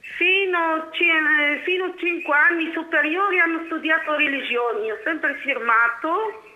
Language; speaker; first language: Italian; non-native, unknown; Arabic